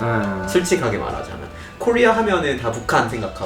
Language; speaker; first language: Korean; non-native, fluent; English